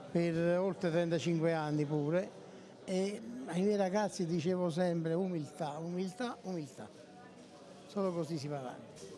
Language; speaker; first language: Italian; native; Italian